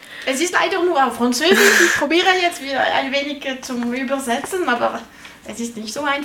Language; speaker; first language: German; non-native, learner; French